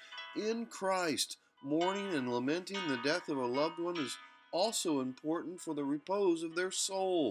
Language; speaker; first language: English; native; English